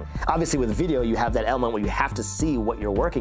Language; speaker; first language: English; native; English